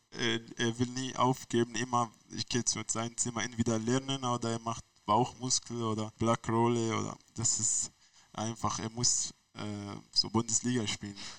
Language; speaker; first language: German; non-native, learner; Arabic